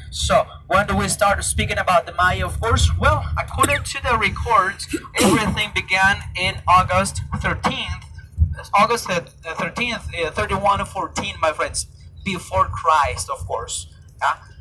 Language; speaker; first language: English; non-native, fluent; Spanish